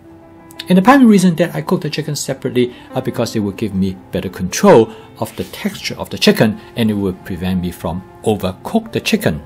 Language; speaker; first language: English; non-native, fluent; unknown